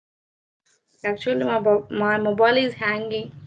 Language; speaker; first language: English; non-native, learner; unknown